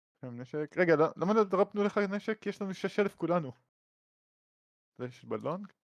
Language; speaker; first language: Hebrew; native; Hebrew